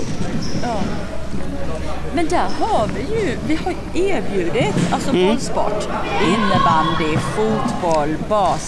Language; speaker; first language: Swedish; native; Swedish